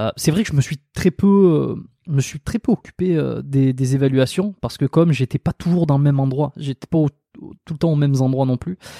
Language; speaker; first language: French; native; French